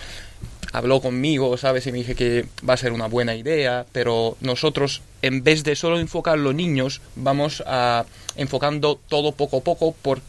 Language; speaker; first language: Spanish; early bilingual, other home language; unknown